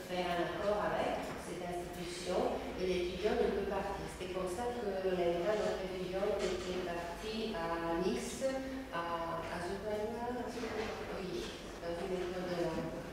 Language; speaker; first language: French; non-native, fluent; Slovak